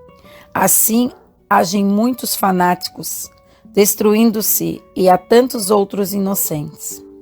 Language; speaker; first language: Portuguese; native; Portuguese